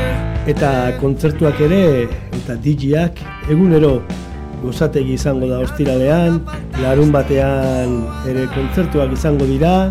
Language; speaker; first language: Basque; native; Basque